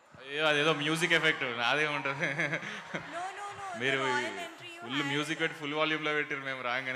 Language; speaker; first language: Telugu; native; Telugu